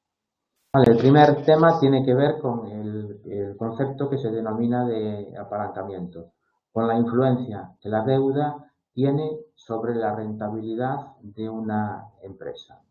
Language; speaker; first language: Spanish; native; Spanish